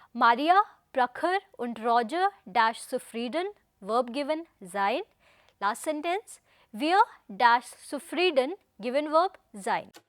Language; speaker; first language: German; non-native, fluent; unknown